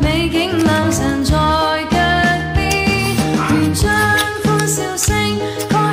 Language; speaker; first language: Chinese; native; Chinese